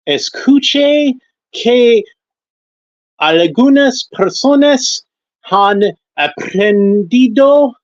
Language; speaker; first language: Spanish; non-native, learner; English